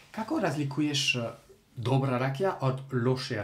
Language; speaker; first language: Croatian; non-native, learner; French